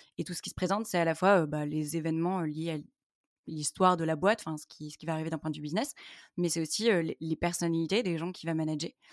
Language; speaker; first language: French; native; French